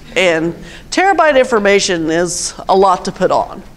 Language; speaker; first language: English; native; English